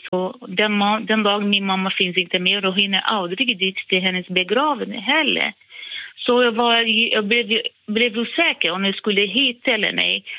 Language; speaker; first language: Swedish; non-native, fluent; Portuguese